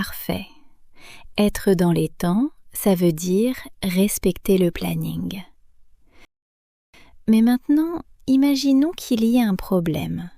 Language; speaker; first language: French; native; French